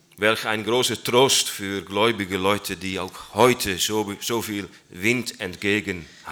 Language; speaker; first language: German; non-native, learner; Dutch